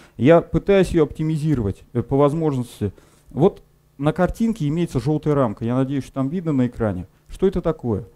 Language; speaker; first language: Russian; native; Russian